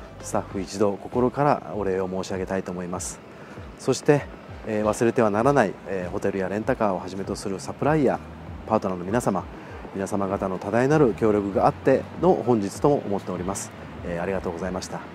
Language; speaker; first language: Japanese; native; Japanese